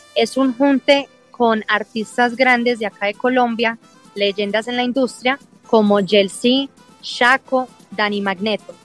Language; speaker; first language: Spanish; early bilingual, heritage; English